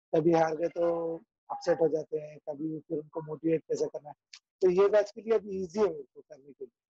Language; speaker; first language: Hindi; non-native, local second language; Urdu